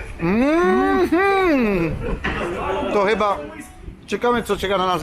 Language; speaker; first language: Polish; non-native, fluent; Italian